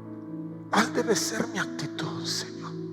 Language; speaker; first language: Spanish; native; Spanish